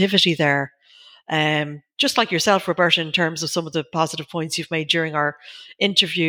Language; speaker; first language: English; native; English